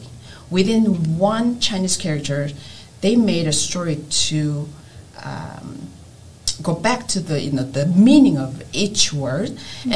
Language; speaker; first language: English; non-native, fluent; Korean